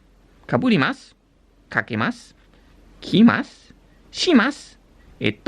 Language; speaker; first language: Japanese; non-native, learner; English